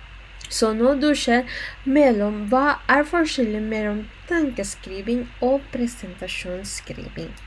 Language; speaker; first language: Norwegian; non-native, learner; Filipino